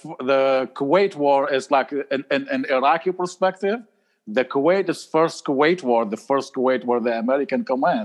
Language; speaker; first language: English; non-native, fluent; Arabic